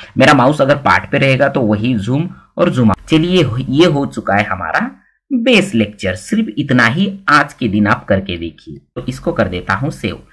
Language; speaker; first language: Hindi; non-native, local second language; Marathi